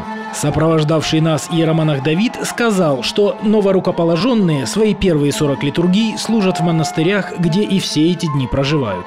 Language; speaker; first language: Russian; native; Russian